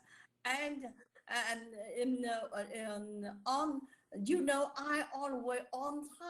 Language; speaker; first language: English; non-native, learner; Vietnamese